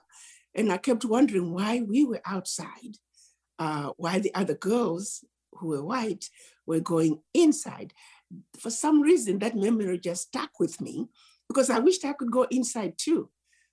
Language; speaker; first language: English; non-native, local second language; Shona